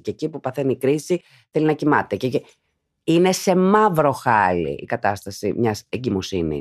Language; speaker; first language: Greek; native; Greek